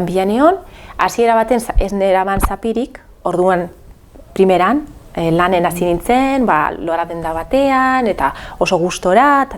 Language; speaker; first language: Basque; early bilingual, other home language; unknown